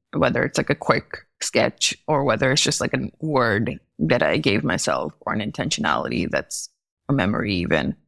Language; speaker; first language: English; non-native, local second language; Hindi